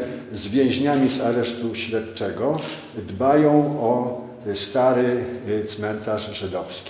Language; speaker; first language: Polish; native; Polish